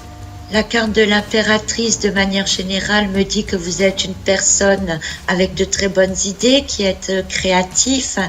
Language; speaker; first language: French; native; French